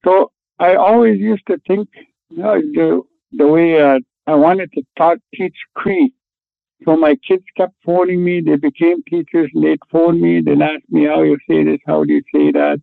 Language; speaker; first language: English; non-native, fluent; Cree